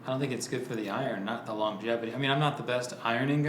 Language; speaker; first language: English; native; English